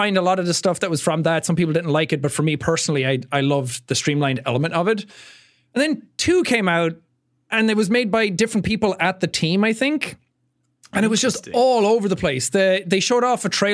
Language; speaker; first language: English; native; English